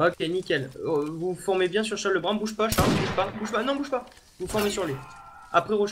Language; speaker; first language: French; native; French